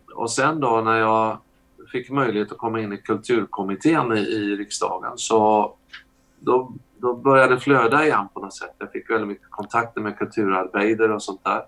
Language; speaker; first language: Swedish; native; Swedish